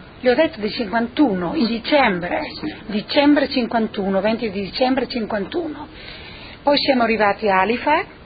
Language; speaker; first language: Italian; non-native, local second language; Friulian